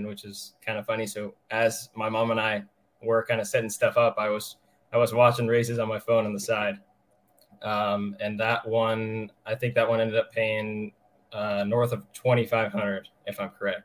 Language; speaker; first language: English; native; English